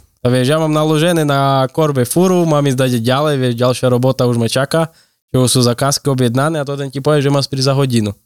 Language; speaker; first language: Slovak; native; Slovak